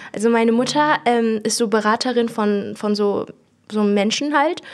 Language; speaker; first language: German; early bilingual, other home language; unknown